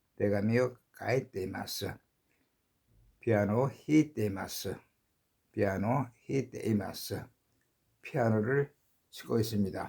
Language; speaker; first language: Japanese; non-native, learner; Korean